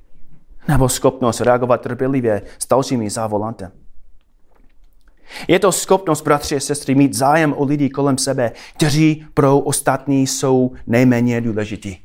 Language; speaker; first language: Czech; non-native, fluent; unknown